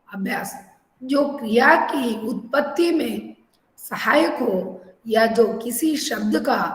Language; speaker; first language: Hindi; non-native, local second language; Telugu